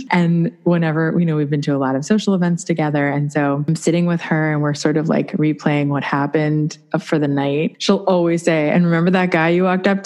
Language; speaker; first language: English; native; English